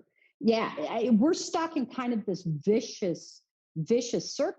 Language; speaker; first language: English; native; English